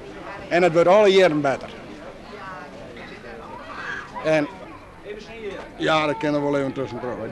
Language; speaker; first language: Dutch; non-native, local second language; Western Frisian